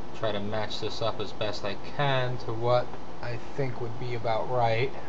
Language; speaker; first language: English; native; English